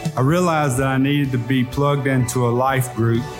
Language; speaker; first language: English; native; English